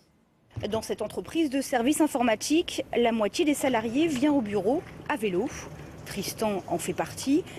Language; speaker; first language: French; native; French